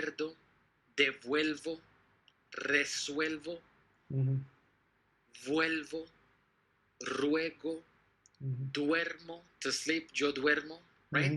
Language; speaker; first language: Spanish; non-native, fluent; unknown